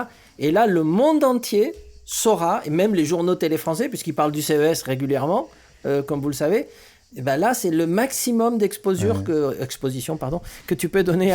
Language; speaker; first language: French; native; French